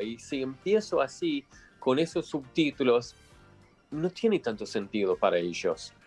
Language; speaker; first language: Spanish; non-native, fluent; English